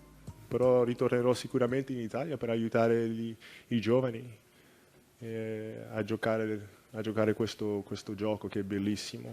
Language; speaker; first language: Italian; early bilingual, other home language; English